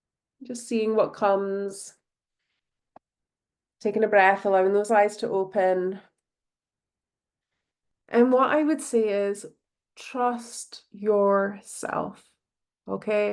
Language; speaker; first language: English; native; English